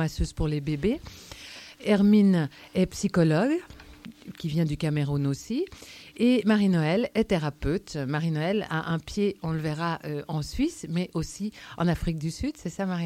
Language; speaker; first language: French; native; French